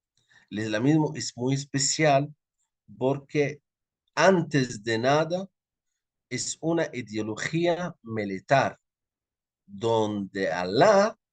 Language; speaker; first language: Spanish; non-native, fluent; Arabic